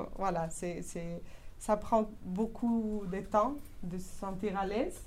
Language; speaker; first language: French; non-native, fluent; Spanish